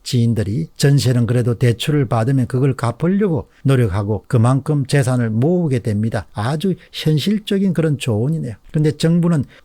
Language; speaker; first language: Korean; native; Korean